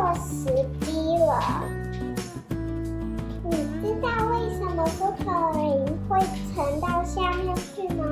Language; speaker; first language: Chinese; early bilingual, heritage; Chinese